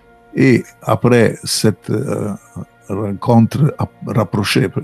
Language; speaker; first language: French; non-native, fluent; Italian